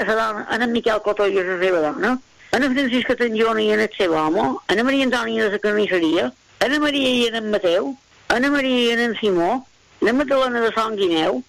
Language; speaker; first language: Catalan; native; Catalan